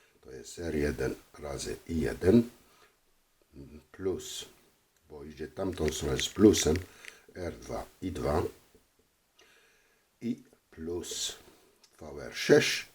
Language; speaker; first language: Polish; non-native, fluent; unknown